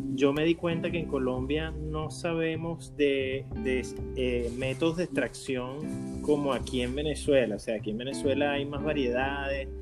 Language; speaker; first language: Spanish; native; Spanish